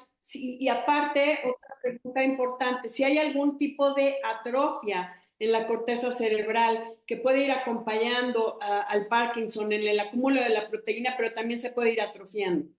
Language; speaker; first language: Spanish; native; Spanish